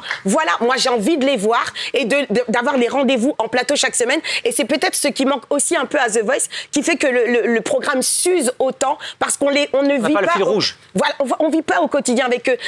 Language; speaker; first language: French; native; French